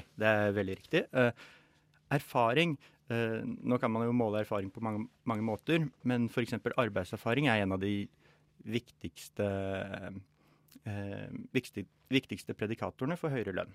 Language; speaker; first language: Norwegian; native; Norwegian